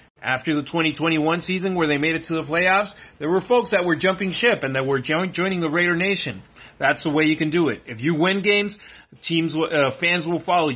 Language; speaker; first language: English; early bilingual, other home language; Spanish